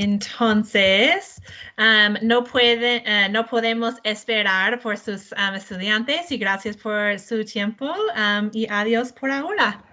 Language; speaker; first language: Spanish; non-native, learner; English